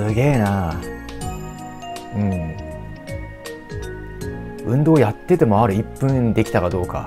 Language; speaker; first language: Japanese; native; Japanese